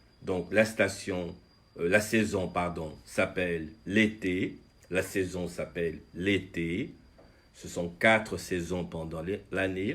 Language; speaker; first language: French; non-native, fluent; Portuguese